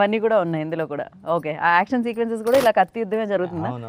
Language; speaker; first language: Telugu; native; Telugu